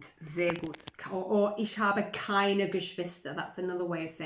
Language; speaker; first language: German; non-native, fluent; English